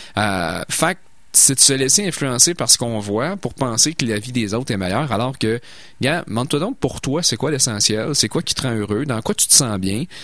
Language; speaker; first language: French; native; French